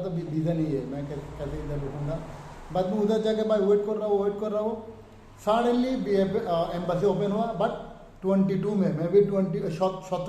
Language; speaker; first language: Hindi; non-native, learner; Bangla